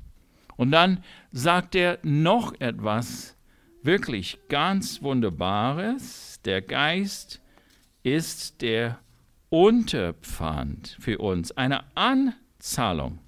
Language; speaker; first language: German; non-native, fluent; English